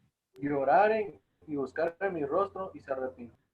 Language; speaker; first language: Spanish; native; Spanish